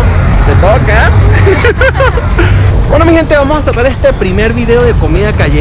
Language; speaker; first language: Spanish; native; Spanish